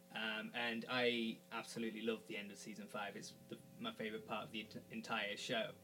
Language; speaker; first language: English; native; English